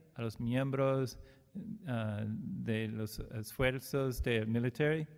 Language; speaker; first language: Spanish; non-native, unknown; English